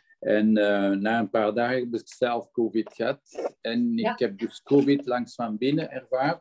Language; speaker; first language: Dutch; non-native, local second language; French